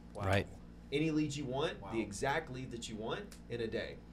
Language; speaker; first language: English; native; English